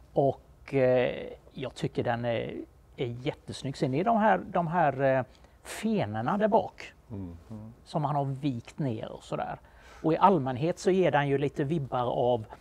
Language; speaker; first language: Swedish; native; Swedish